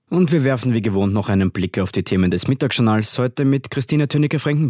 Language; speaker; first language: German; native; German